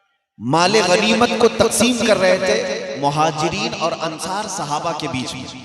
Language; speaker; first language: Urdu; native; Urdu